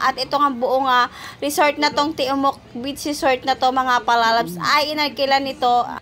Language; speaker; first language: Filipino; non-native, local second language; Cebuano